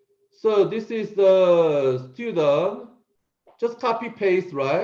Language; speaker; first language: English; non-native, learner; Korean